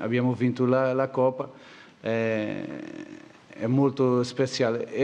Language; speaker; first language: Italian; non-native, fluent; Portuguese